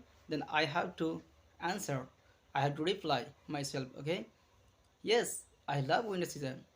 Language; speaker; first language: English; non-native, learner; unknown